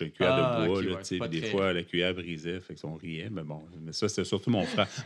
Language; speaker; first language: French; native; French